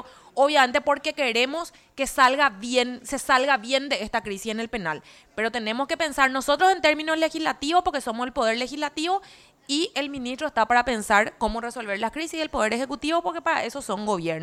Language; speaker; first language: Spanish; native; Spanish